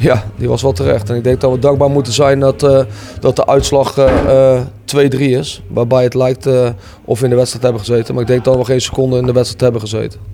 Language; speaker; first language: Dutch; native; Dutch